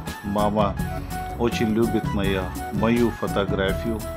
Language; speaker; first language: Russian; non-native, fluent; Hindi